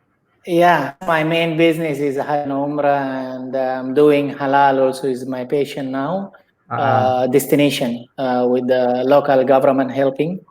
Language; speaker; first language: English; non-native, learner; Indonesian